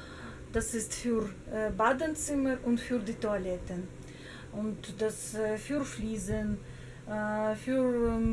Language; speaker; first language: German; non-native, learner; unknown